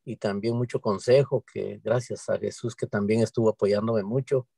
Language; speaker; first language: Spanish; native; Spanish